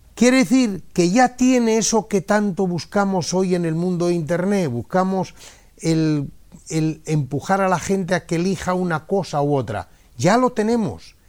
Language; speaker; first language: Spanish; native; Spanish